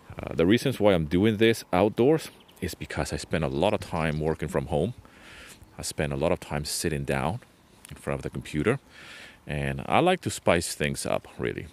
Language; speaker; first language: English; non-native, fluent; Spanish